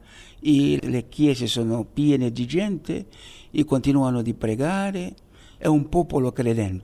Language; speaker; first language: Italian; non-native, fluent; Haitian Creole